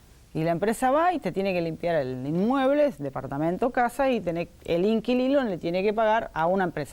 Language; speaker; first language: Spanish; native; Spanish